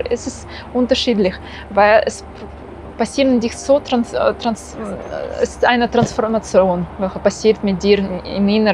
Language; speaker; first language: German; non-native, fluent; Russian